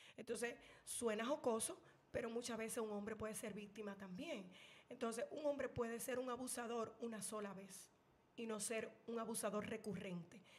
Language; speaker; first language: Spanish; native; Spanish